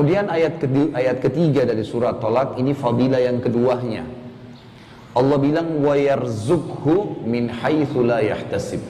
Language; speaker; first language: Indonesian; native; Indonesian